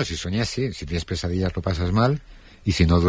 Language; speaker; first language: Spanish; native; Spanish